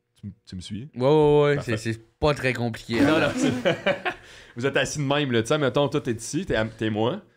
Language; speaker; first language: French; native; French